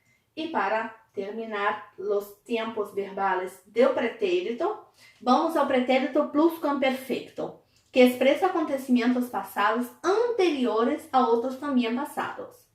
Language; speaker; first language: Spanish; non-native, fluent; Portuguese